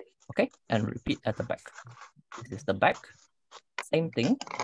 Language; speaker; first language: English; non-native, local second language; Malay